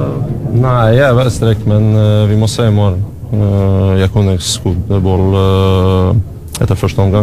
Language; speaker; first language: Norwegian; non-native, learner; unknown